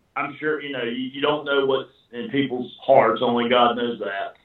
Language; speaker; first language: English; native; English